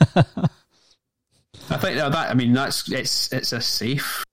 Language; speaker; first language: English; native; English